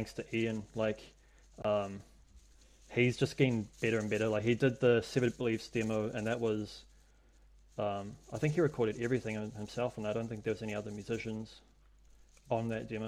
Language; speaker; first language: English; native; English